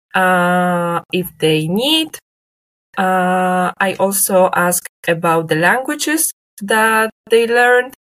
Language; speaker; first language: English; non-native, fluent; Polish